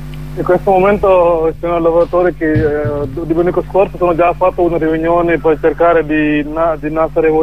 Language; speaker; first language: Italian; non-native, learner; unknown